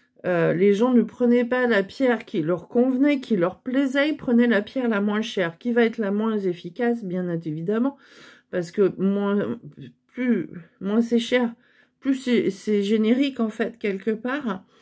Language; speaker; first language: French; native; French